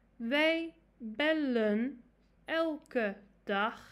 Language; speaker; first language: Dutch; non-native, fluent; Arabic